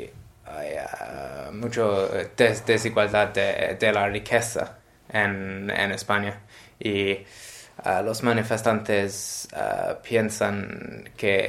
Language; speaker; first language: Spanish; non-native, learner; English